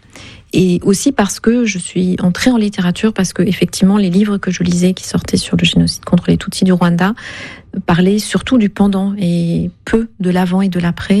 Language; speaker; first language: French; non-native, local second language; Kinyarwanda